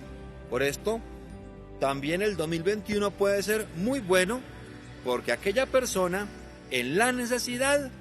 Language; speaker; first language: Spanish; native; Spanish